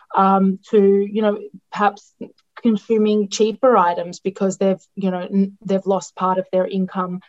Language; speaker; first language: English; non-native, local second language; Greek